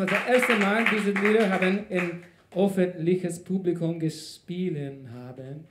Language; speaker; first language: German; non-native, learner; Spanish